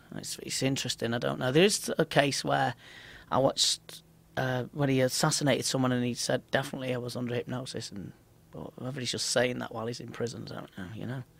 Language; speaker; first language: English; native; English